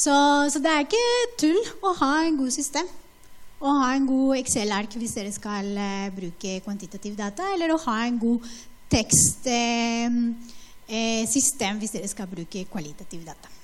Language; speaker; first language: Norwegian; non-native, fluent; Spanish